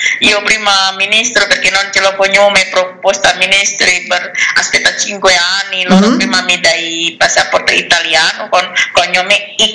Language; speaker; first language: Italian; non-native, learner; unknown